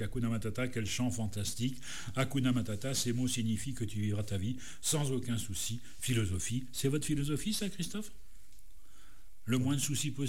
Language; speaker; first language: French; native; French